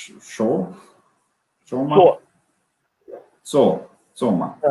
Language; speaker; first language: Chinese; non-native, learner; Swedish